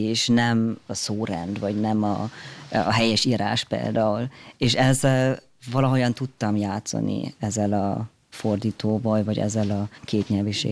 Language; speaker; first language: Hungarian; early bilingual, heritage; German